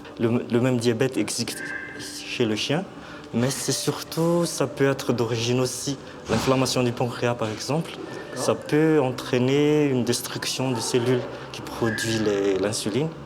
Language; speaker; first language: French; non-native, local second language; Malagasy